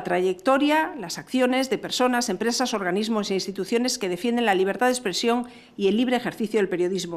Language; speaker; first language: Spanish; native; Spanish